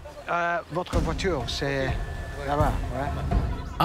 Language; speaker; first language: French; non-native, learner; English